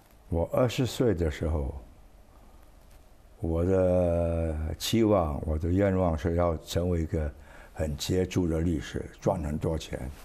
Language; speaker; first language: Chinese; non-native, fluent; English